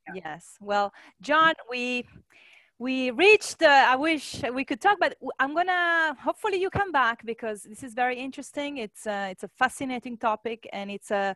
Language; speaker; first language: English; non-native, fluent; Italian